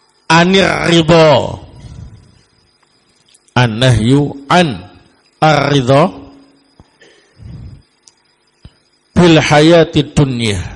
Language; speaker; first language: Arabic; non-native, fluent; Indonesian